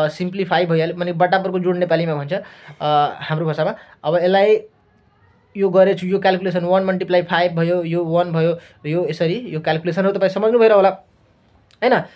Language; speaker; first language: Nepali; non-native, local second language; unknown